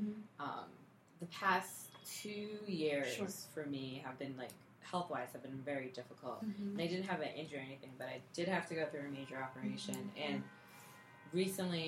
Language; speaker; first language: English; native; English